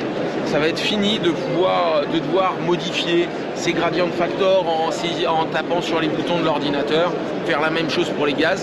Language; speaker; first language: French; native; French